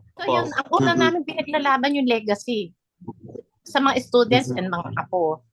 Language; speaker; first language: Filipino; native; Filipino